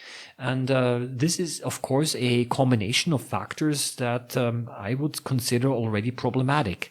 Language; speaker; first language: English; non-native, fluent; German